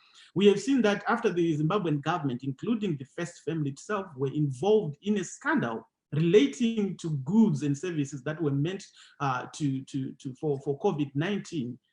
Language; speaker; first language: English; non-native, local second language; Shona